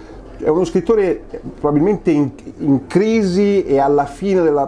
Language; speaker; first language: Italian; native; Italian